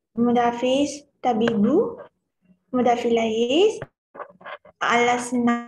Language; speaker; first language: Arabic; non-native, learner; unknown